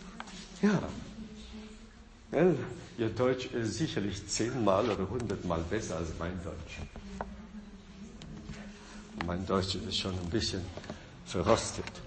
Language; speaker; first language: German; non-native, fluent; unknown